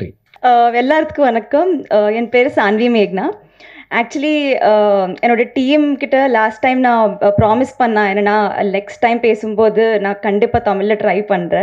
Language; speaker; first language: Tamil; non-native, learner; Telugu